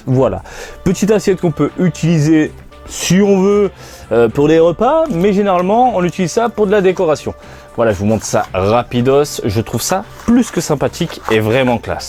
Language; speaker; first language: French; native; French